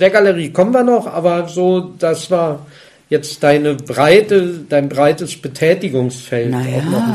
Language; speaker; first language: German; native; German